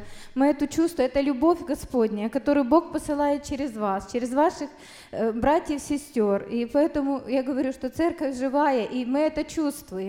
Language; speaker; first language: Russian; native; Russian